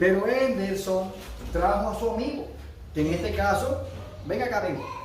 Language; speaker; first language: Spanish; native; Spanish